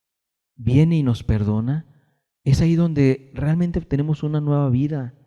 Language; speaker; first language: Spanish; native; Spanish